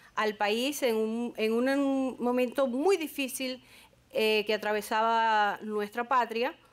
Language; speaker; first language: Spanish; native; Spanish